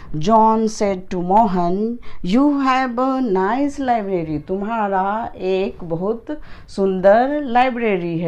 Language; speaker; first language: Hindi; native; Hindi